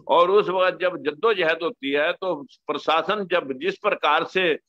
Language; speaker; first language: Hindi; native; Hindi